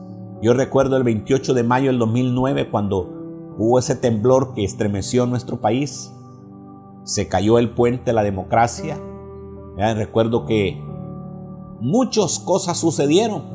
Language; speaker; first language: Spanish; native; Spanish